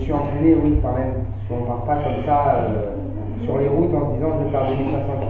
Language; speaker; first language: French; native; French